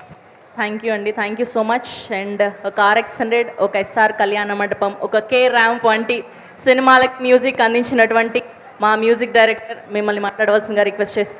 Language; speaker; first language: Telugu; native; Telugu